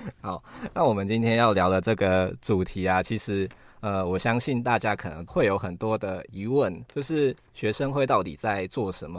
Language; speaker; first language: Chinese; native; Chinese